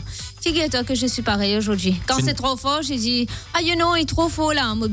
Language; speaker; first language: French; non-native, local second language; Morisyen